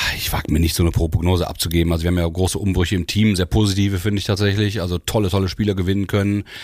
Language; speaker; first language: German; native; German